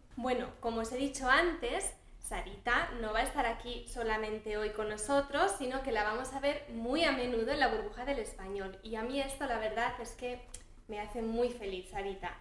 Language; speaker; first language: Spanish; native; Spanish